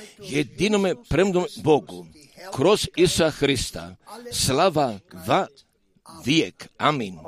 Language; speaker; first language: Croatian; early bilingual, heritage; Serbian